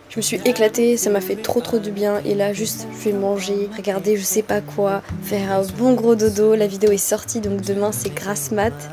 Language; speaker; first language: French; native; French